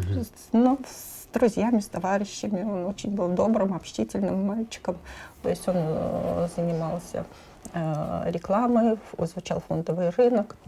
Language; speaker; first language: Russian; native; Russian